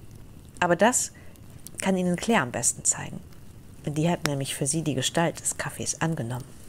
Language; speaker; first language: German; native; German